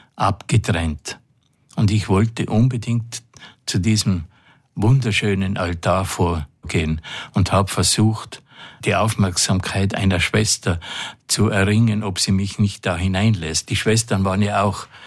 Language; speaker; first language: German; native; German